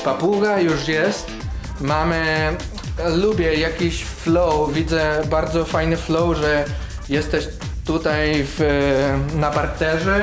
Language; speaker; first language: Polish; non-native, learner; Spanish